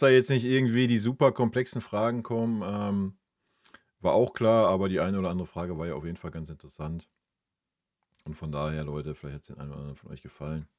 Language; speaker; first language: German; native; German